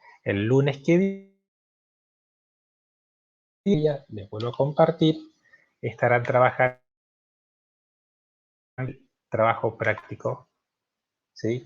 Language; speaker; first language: Spanish; native; Spanish